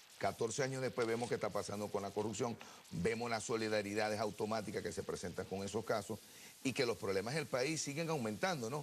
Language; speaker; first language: Spanish; native; Spanish